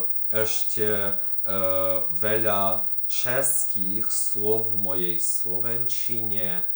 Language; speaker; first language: Slovak; non-native, learner; Ukrainian